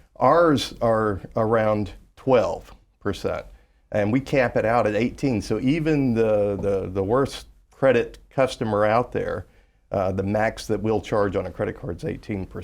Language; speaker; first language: English; native; English